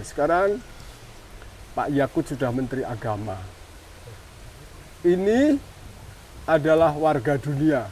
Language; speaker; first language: Indonesian; non-native, local second language; Javanese